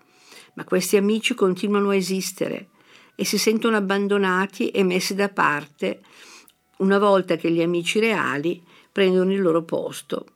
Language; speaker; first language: Italian; native; Italian